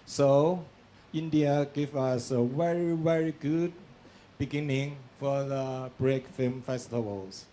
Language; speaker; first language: English; non-native, learner; Chinese